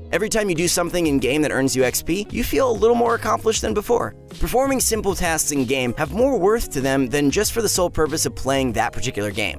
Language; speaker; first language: English; native; English